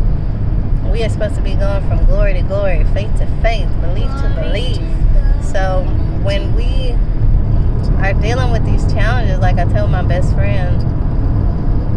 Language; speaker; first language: English; native; English